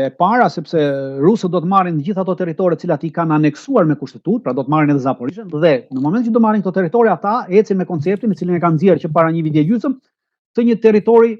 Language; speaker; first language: Albanian; native; Albanian